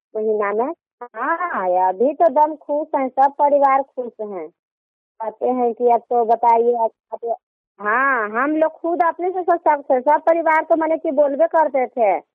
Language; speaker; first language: Hindi; native; Hindi